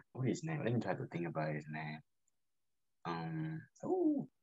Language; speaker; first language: English; non-native, local second language; Gusii